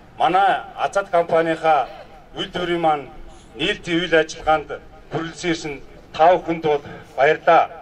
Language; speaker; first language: Mongolian; non-native, local second language; Kazakh